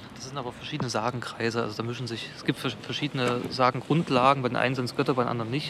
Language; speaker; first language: German; native; German